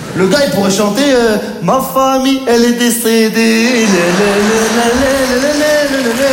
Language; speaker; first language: French; native; French